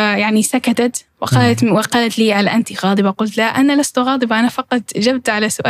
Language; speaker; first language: Arabic; early bilingual, heritage; Arabic